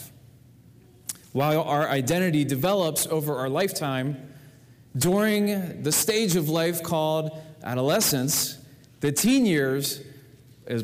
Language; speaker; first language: English; native; English